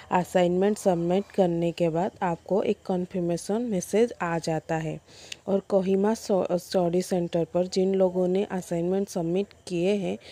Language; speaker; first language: Hindi; non-native, local second language; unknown